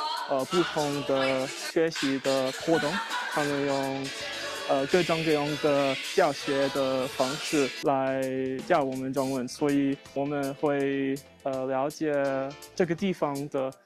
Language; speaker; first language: Chinese; non-native, learner; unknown